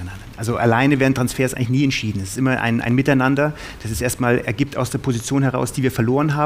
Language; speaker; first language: German; native; German